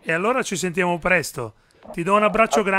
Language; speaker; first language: Italian; native; Italian